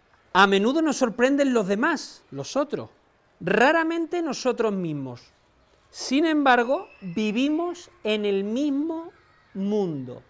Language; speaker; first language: Spanish; native; Spanish